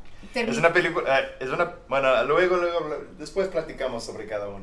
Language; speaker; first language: Spanish; non-native, fluent; English